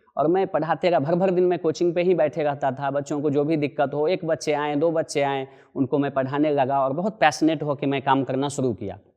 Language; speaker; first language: Hindi; non-native, local second language; Maithili